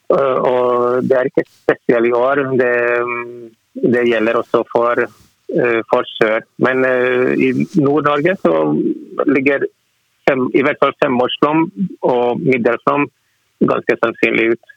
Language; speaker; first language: Norwegian; non-native, fluent; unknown